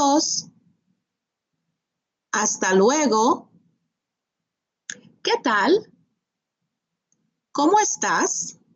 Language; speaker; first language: Spanish; non-native, fluent; English